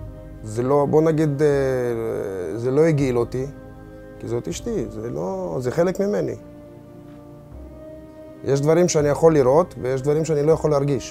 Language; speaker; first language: Hebrew; early bilingual, other home language; Russian